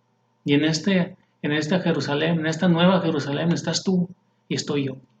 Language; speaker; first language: Spanish; native; Spanish